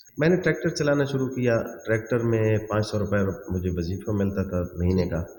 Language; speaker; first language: Urdu; non-native, local second language; Saraiki